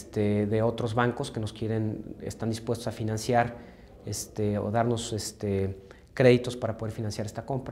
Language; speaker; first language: Spanish; native; Spanish